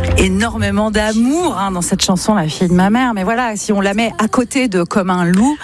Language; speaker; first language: French; native; French